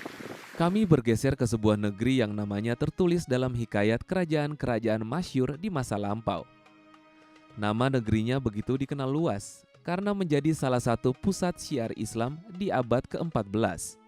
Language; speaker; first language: Indonesian; native; Indonesian